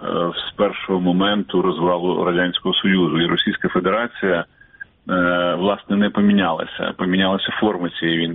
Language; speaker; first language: Ukrainian; native; Ukrainian